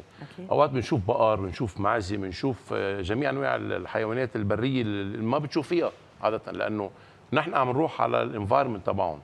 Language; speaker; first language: Arabic; native; Arabic